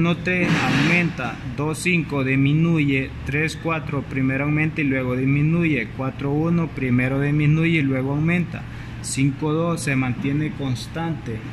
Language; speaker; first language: Spanish; native; Spanish